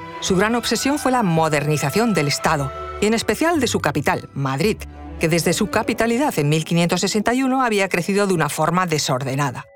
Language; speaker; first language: Spanish; native; Spanish